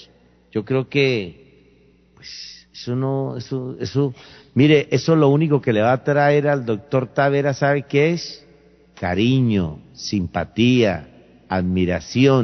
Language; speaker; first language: Spanish; native; Spanish